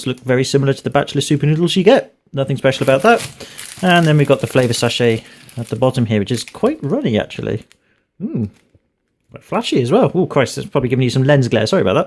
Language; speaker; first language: English; native; English